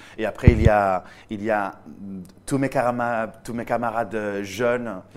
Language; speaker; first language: French; non-native, fluent; Spanish